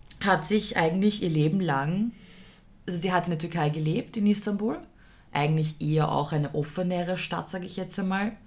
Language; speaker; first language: German; early bilingual, other home language; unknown